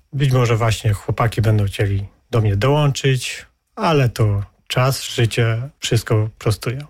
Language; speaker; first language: Polish; native; Polish